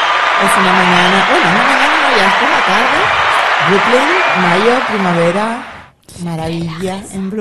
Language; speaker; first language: Spanish; native; Spanish